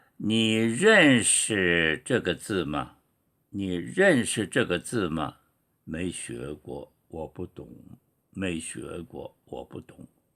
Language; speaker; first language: Chinese; non-native, fluent; Korean